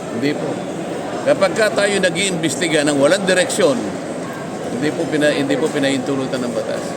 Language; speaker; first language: Filipino; native; Filipino